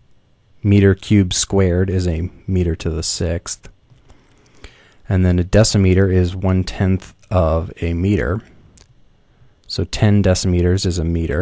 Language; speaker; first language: English; native; English